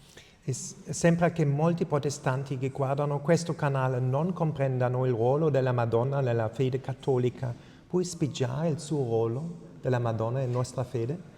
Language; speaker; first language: Italian; non-native, fluent; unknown